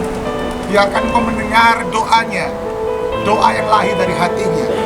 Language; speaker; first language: Indonesian; native; Indonesian